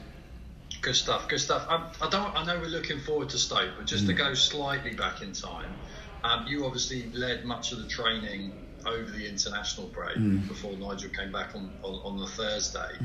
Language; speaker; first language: English; native; English